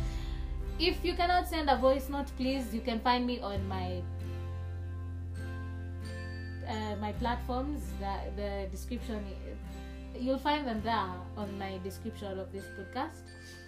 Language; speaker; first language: English; non-native, local second language; Swahili